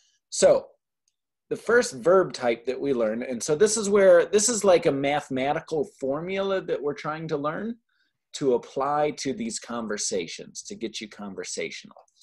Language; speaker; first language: English; native; English